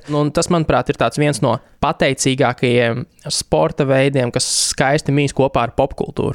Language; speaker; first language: Latvian; native; Latvian